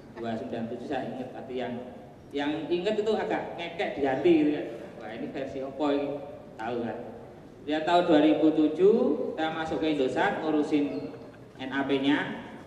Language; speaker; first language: Indonesian; non-native, local second language; Javanese